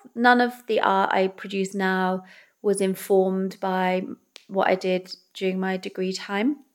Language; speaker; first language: English; native; English